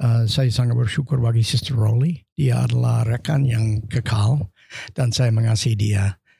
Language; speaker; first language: Indonesian; non-native, fluent; English